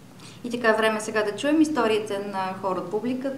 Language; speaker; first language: Bulgarian; native; Bulgarian